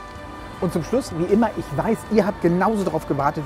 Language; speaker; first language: German; native; German